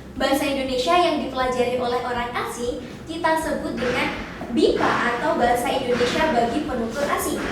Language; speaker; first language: Indonesian; native; Indonesian